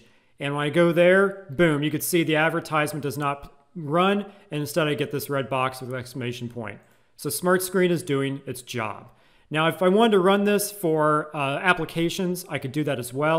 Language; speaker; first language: English; native; English